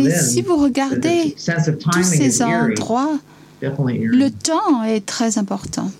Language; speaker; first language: French; non-native, learner; English